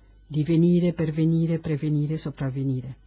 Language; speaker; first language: Italian; non-native, fluent; Spanish